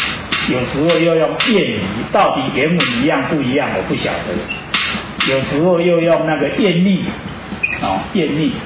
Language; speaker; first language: Chinese; native; Chinese